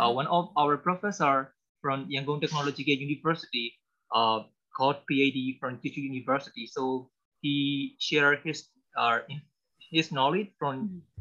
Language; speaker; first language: English; non-native, learner; Burmese